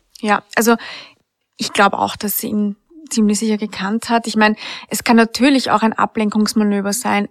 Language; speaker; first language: German; native; German